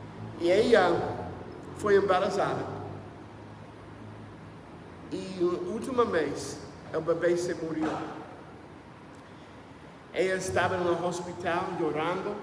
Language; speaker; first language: Spanish; non-native, fluent; English